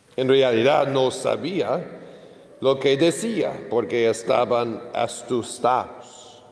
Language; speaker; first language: Spanish; non-native, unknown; English